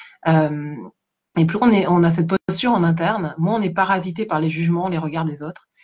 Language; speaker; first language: French; native; French